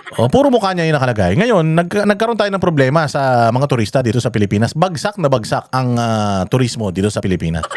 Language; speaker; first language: Filipino; native; Filipino